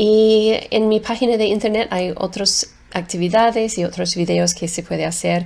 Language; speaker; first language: Spanish; non-native, fluent; English